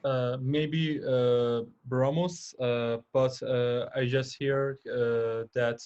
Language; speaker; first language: English; non-native, learner; Persian